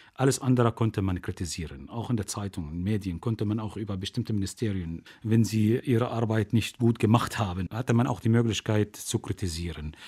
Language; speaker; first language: German; non-native, fluent; Arabic